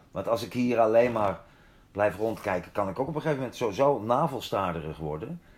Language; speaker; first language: Dutch; native; Dutch